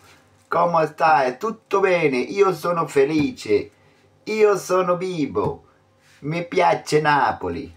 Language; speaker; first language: Italian; non-native, learner; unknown